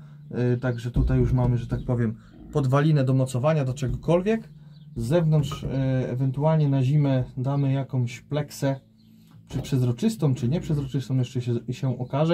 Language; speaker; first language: Polish; native; Polish